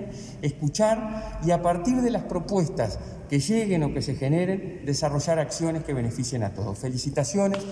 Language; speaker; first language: Spanish; native; Spanish